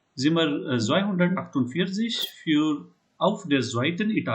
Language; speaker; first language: German; non-native, fluent; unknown